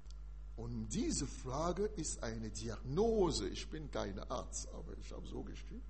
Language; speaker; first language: German; non-native, learner; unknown